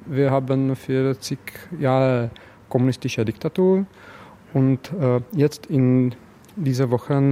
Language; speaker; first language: German; non-native, learner; Czech